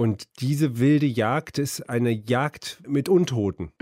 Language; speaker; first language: German; native; German